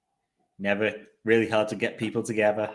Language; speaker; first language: English; native; English